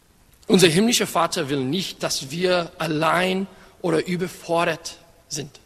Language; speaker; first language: German; non-native, fluent; English